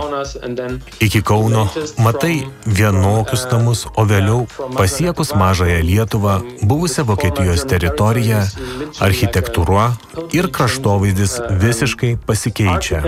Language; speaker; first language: Lithuanian; non-native, fluent; German